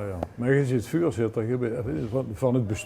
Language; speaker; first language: Dutch; native; Dutch